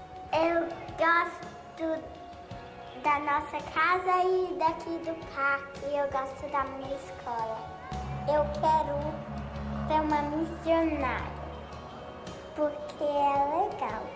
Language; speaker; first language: Portuguese; early bilingual, heritage; Portuguese